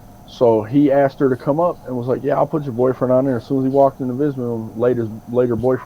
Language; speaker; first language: English; native; English